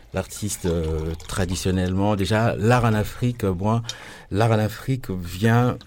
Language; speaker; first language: French; non-native, local second language; Lingala